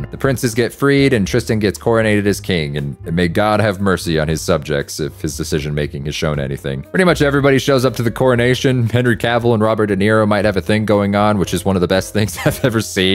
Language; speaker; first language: English; native; English